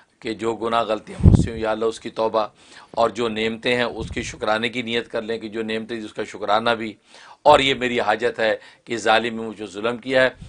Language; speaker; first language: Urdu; non-native, local second language; Kashmiri